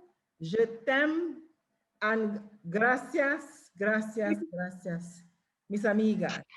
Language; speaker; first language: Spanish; non-native, learner; English